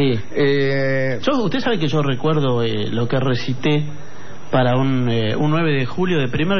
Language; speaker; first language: Spanish; native; Spanish